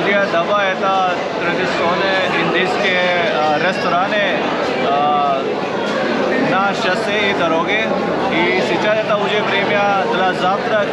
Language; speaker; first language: Russian; non-native, learner; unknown